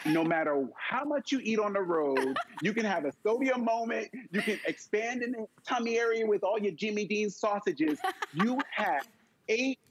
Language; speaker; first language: English; native; English